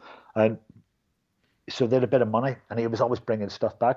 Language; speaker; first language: English; native; English